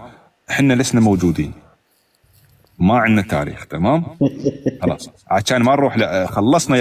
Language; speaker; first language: Arabic; native; Arabic